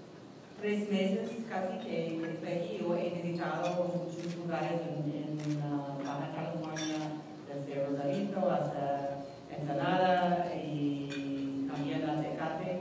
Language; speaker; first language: Spanish; non-native, fluent; English